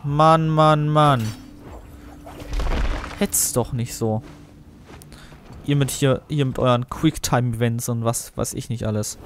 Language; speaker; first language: German; native; German